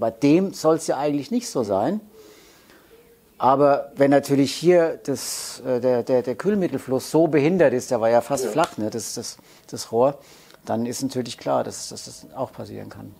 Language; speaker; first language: German; native; German